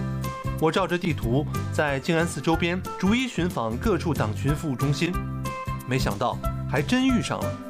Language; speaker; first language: Chinese; native; Chinese